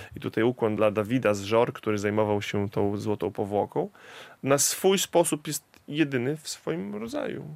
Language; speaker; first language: Polish; native; Polish